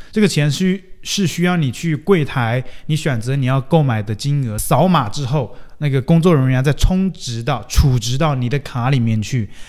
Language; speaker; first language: Chinese; native; Chinese